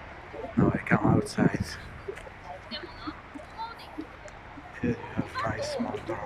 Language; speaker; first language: English; non-native, learner; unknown